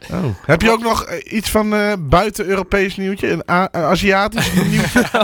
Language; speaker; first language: Dutch; native; Dutch